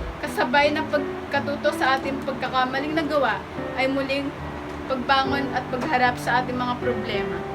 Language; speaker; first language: Filipino; native; Filipino